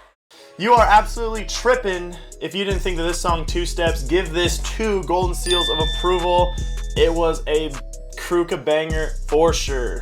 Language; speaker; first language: English; native; English